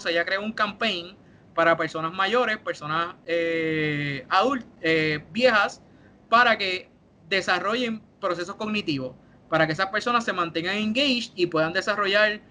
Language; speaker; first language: Spanish; native; Spanish